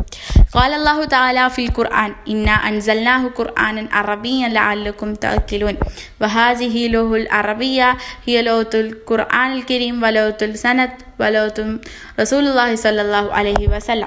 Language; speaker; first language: Arabic; non-native, learner; Malayalam